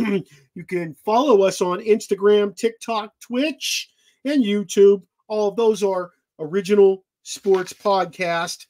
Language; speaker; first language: English; native; English